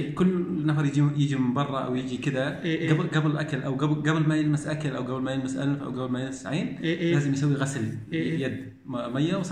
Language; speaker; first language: Arabic; non-native, learner; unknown